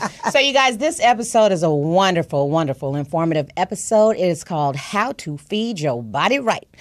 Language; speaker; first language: English; native; English